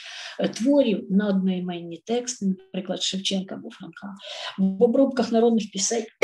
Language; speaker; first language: Ukrainian; native; Ukrainian